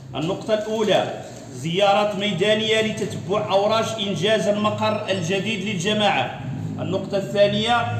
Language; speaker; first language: Arabic; non-native, local second language; Riffian